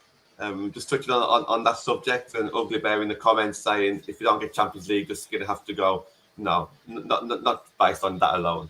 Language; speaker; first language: English; native; English